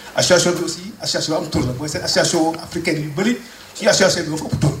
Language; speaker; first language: French; non-native, local second language; Wolof